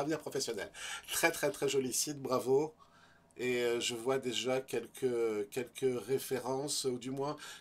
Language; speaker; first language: French; native; French